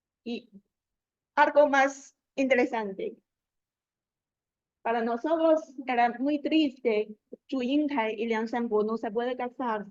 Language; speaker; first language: Spanish; non-native, learner; Chinese